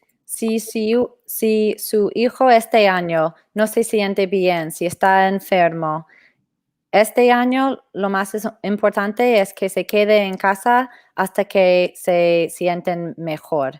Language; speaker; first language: Spanish; non-native, fluent; English